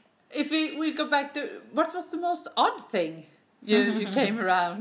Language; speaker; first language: English; non-native, fluent; Swedish